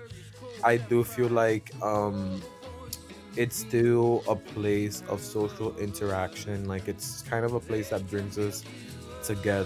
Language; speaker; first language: English; native; English